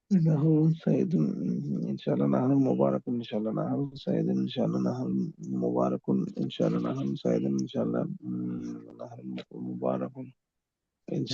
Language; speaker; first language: Arabic; non-native, learner; Bangla